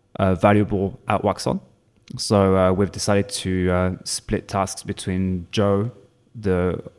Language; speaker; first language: English; non-native, fluent; French